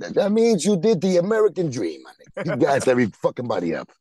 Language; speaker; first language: English; non-native, fluent; Spanish